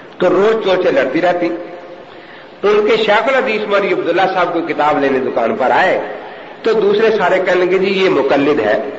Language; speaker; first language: Urdu; non-native, local second language; Punjabi